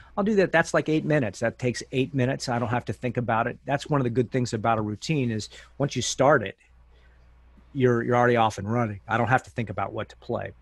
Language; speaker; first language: English; native; English